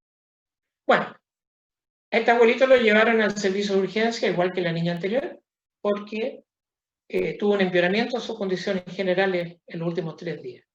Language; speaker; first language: Spanish; native; Spanish